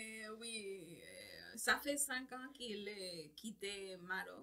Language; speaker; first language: French; non-native, learner; Spanish